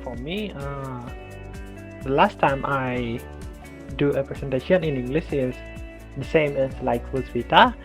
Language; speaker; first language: English; non-native, learner; Indonesian